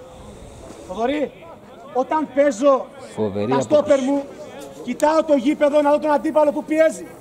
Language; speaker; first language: Greek; native; Greek